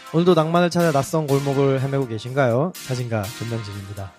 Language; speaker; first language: Korean; native; Korean